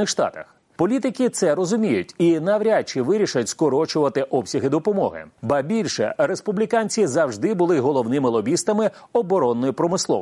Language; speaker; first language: Ukrainian; native; Ukrainian